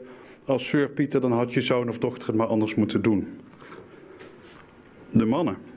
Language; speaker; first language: Dutch; native; Dutch